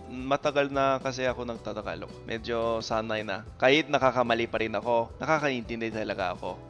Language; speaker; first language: Filipino; non-native, fluent; English